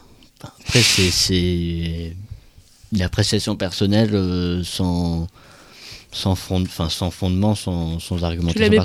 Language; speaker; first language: French; native; French